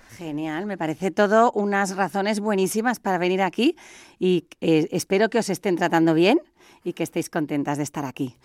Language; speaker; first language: Spanish; native; Spanish